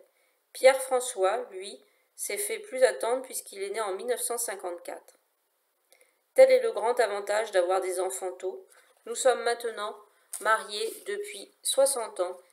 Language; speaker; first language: French; native; French